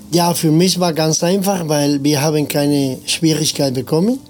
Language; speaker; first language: German; non-native, fluent; Spanish